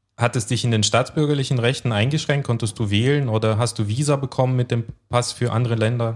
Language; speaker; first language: German; early bilingual, other home language; Russian